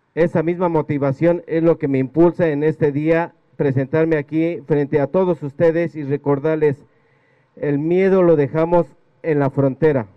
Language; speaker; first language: Spanish; native; Spanish